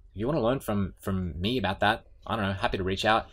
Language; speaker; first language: English; native; English